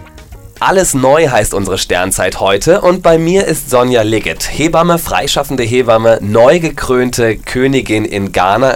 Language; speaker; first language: German; native; German